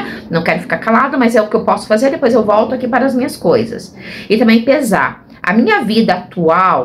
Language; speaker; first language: Portuguese; native; Portuguese